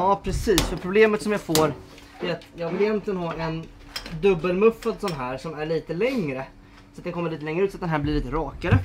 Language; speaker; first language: Swedish; native; Swedish